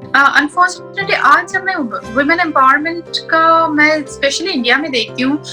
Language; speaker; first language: Hindi; non-native, local second language; Bangla